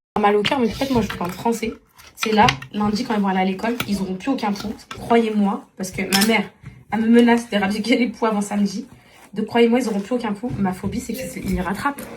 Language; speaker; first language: French; non-native, local second language; Arabic